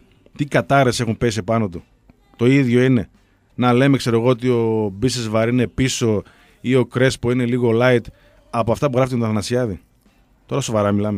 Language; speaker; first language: Greek; native; Greek